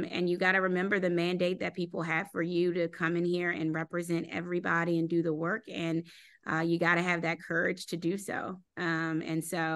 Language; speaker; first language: English; native; English